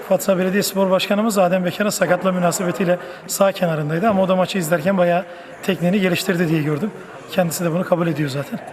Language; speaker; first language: Turkish; native; Turkish